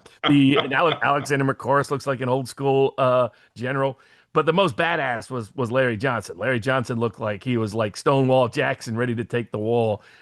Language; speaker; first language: English; native; English